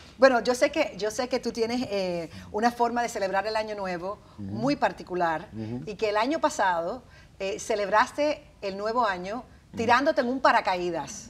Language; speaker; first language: Spanish; native; Spanish